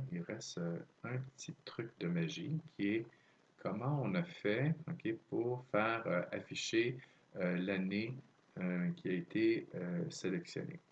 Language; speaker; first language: French; native; French